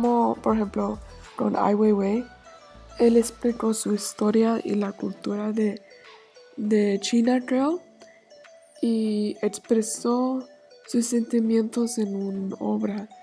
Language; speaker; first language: Spanish; non-native, learner; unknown